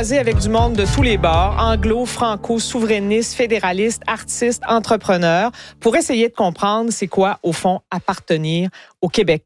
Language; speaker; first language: French; native; French